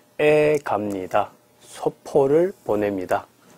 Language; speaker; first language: Korean; non-native, fluent; Chinese